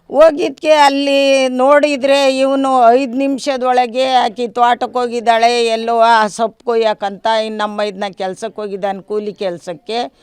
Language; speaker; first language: Kannada; non-native, local second language; Lambadi